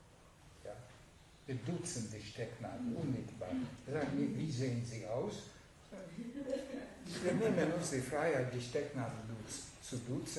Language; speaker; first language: German; non-native, fluent; Hungarian